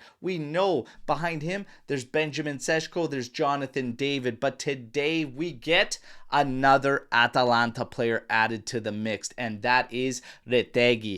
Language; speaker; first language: English; native; English